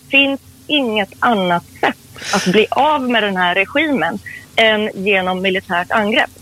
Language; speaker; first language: Swedish; early bilingual, other home language; Persian